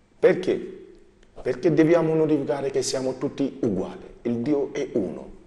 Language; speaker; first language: Italian; non-native, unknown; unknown